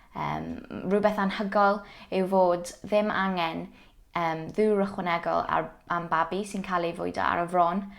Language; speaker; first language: Welsh; non-native, local second language; English